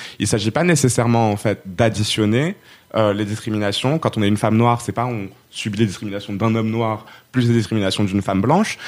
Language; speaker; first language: French; non-native, local second language; Arabic